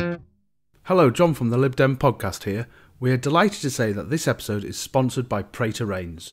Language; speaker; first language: English; native; English